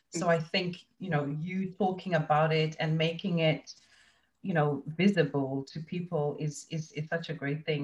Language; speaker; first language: English; non-native, local second language; Shona